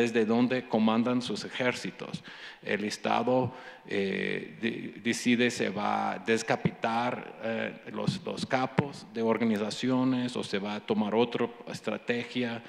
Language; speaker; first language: Spanish; non-native, fluent; English